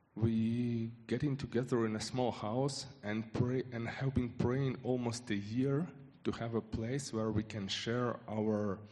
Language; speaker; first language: English; non-native, fluent; Ukrainian